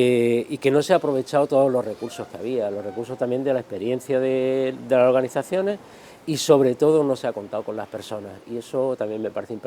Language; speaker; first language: Spanish; native; Spanish